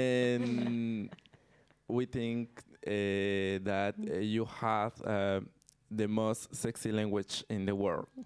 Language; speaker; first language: English; non-native, learner; Spanish